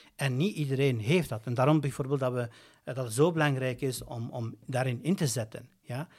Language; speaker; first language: Dutch; native; Dutch